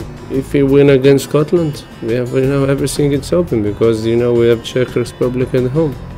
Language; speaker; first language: English; non-native, fluent; Lithuanian